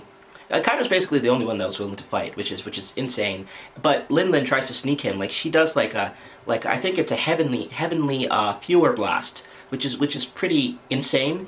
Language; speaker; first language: English; native; English